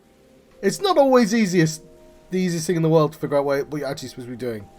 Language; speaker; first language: English; native; English